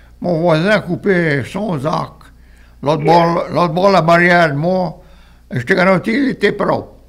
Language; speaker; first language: French; native; French